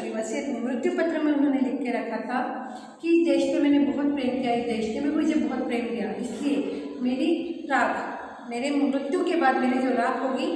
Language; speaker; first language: Hindi; non-native, local second language; Marathi